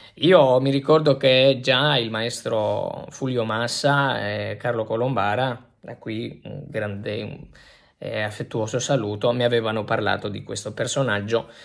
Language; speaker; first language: Italian; non-native, fluent; Spanish